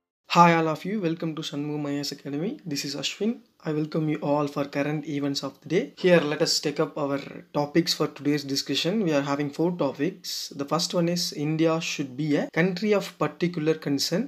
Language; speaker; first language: English; non-native, local second language; Tamil